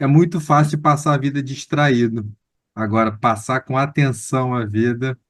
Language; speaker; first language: Portuguese; native; Portuguese